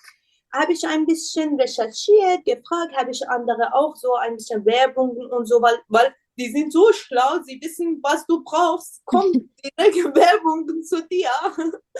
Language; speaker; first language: German; non-native, learner; Persian